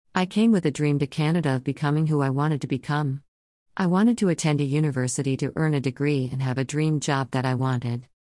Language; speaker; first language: English; non-native, fluent; Persian